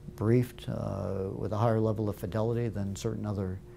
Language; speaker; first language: English; native; English